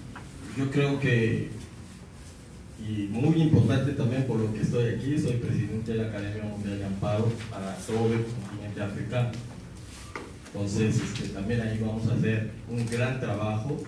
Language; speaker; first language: Spanish; non-native, fluent; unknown